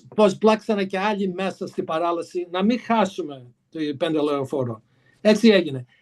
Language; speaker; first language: Greek; early bilingual, heritage; Greek